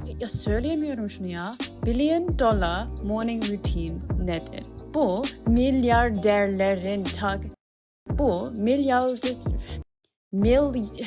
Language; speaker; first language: Turkish; early bilingual, heritage; Turkish